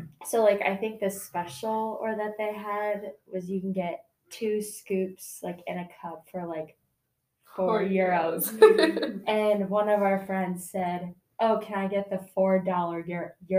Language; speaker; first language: English; native; English